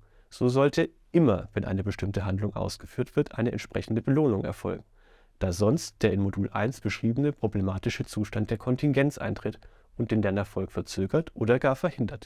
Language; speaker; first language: German; native; German